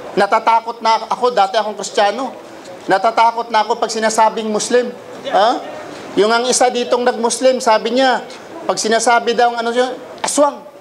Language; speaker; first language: Filipino; non-native, local second language; Cebuano